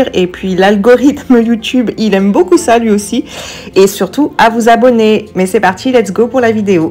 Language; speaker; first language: French; native; French